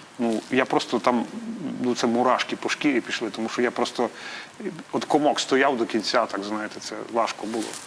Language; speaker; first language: Ukrainian; native; Ukrainian